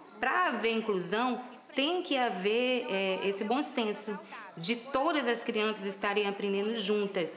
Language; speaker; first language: Portuguese; native; Portuguese